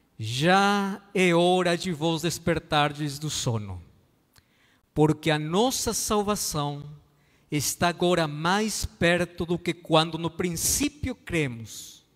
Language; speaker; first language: Portuguese; non-native, fluent; Spanish